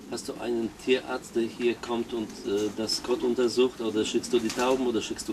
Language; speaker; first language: German; non-native, fluent; Polish